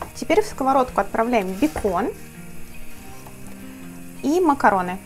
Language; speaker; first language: Russian; native; Russian